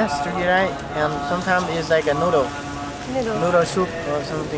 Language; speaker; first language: English; non-native, learner; Lao